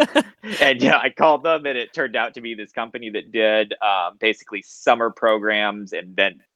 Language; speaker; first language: English; native; English